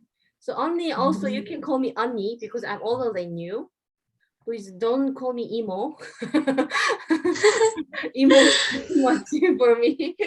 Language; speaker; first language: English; non-native, learner; Korean